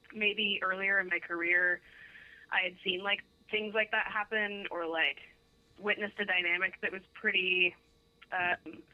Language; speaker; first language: English; native; English